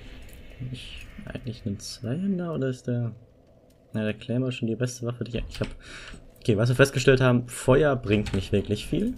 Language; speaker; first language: German; native; German